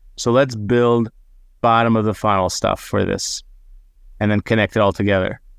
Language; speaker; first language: English; non-native, fluent; Hebrew